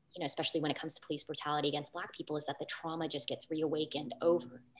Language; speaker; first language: English; native; English